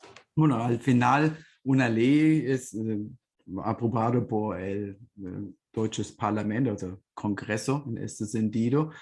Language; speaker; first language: Spanish; non-native, fluent; German